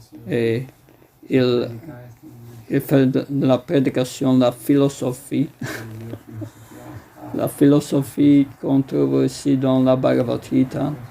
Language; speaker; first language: French; non-native, fluent; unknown